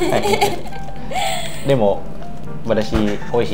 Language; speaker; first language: Japanese; non-native, learner; Thai